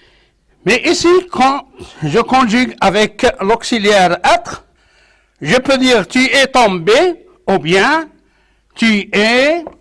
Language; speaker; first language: French; non-native, local second language; Arabic